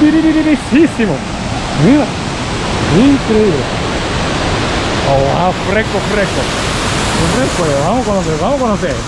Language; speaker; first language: Spanish; non-native, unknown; Japanese